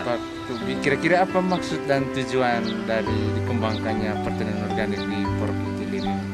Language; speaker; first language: Indonesian; native; Indonesian